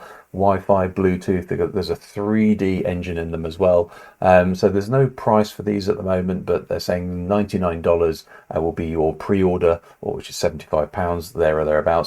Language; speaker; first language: English; native; English